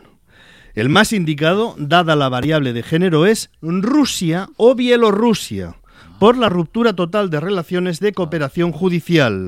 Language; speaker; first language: Spanish; native; Spanish